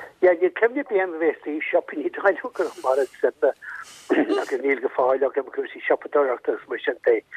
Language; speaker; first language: Irish; native; Irish